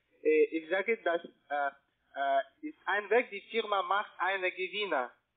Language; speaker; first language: German; non-native, learner; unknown